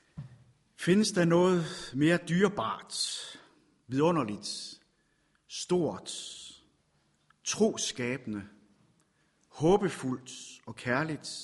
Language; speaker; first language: Danish; native; Danish